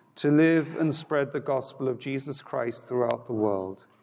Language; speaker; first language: English; native; English